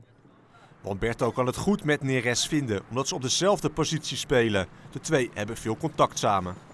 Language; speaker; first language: Dutch; native; Dutch